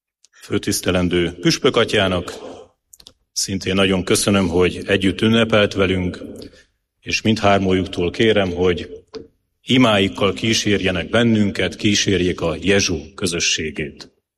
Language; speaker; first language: Hungarian; native; Hungarian